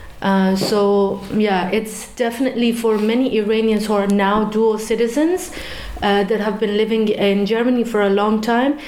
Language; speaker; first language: English; non-native, fluent; Persian